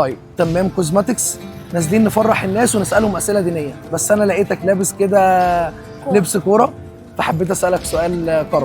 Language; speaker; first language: Arabic; native; Arabic